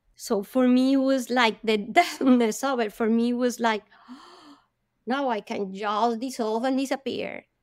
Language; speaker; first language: English; non-native, fluent; Spanish